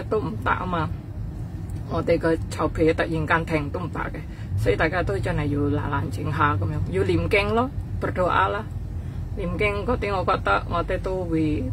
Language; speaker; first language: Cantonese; non-native, fluent; Indonesian